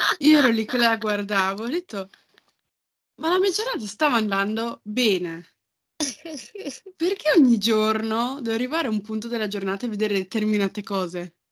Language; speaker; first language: Italian; early bilingual, other home language; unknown